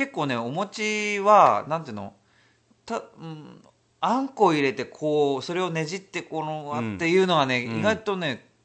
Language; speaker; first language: Japanese; native; Japanese